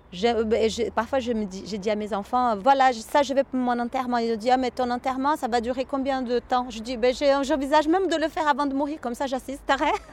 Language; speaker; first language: French; non-native, fluent; Portuguese